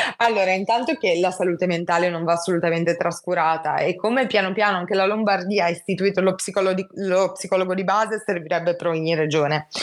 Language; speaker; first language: Italian; native; Italian